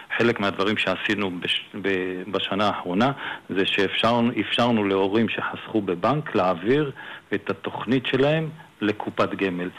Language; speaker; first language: Hebrew; native; Hebrew